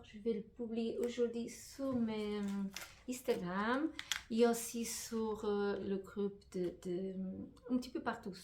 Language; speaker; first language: French; non-native, fluent; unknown